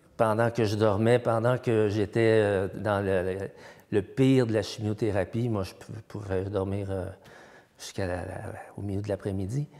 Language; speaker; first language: French; native; French